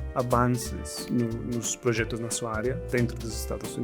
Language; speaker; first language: Portuguese; non-native, fluent; Spanish